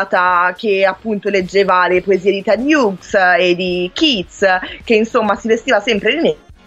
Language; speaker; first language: Italian; native; Italian